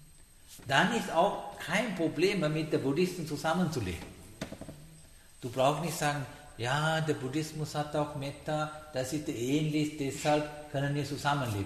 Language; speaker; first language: German; non-native, learner; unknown